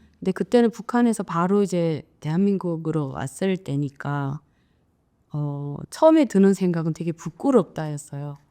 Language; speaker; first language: Korean; native; Korean